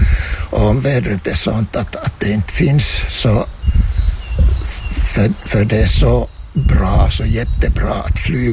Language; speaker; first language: Swedish; non-native, local second language; Finnish